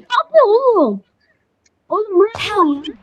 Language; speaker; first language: Turkish; native; Turkish